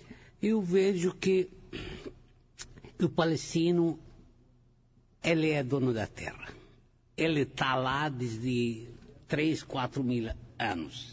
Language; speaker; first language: Portuguese; non-native, fluent; Arabic